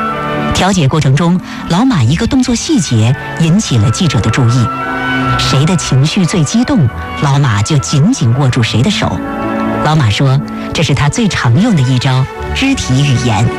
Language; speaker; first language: Chinese; native; Chinese